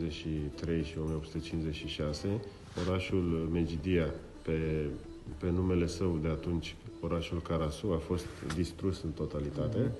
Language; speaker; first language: Romanian; non-native, local second language; Crimean Tatar